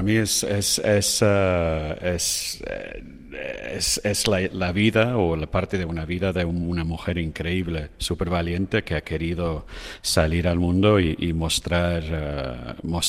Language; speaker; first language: Spanish; non-native, fluent; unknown